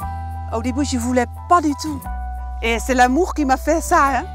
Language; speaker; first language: French; non-native, fluent; Dutch